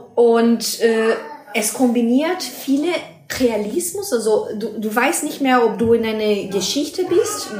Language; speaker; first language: German; non-native, fluent; Portuguese